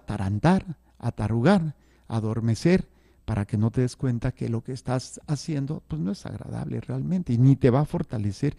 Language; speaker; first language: Spanish; native; Spanish